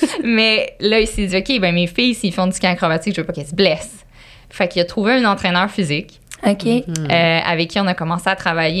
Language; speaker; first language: French; native; French